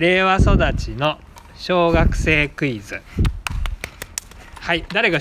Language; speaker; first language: Japanese; native; Japanese